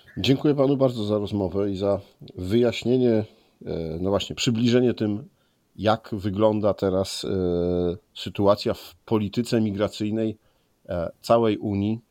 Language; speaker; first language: Polish; native; Polish